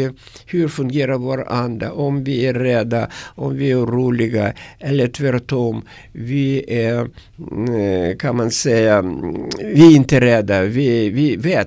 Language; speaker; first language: Swedish; non-native, learner; Russian